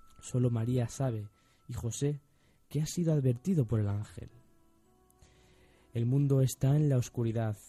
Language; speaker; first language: Spanish; native; Spanish